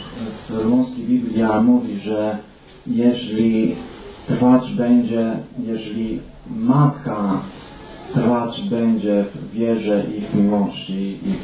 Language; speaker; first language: Polish; non-native, learner; Romanian